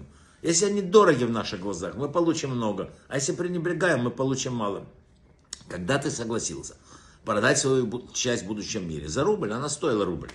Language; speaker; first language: Russian; native; Russian